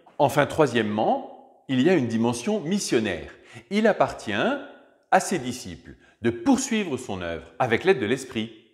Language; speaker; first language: French; native; French